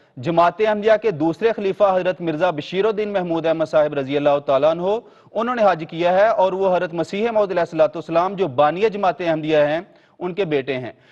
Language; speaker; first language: Urdu; native; Urdu